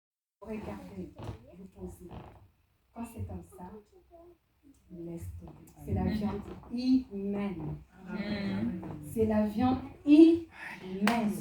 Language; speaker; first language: French; non-native, local second language; Lingala